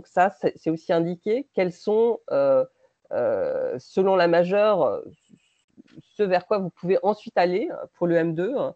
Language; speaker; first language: French; native; French